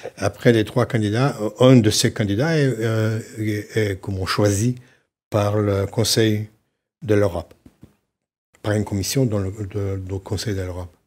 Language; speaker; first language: French; non-native, fluent; Slovenian